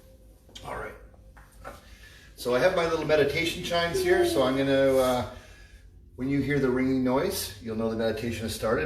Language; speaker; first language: English; native; English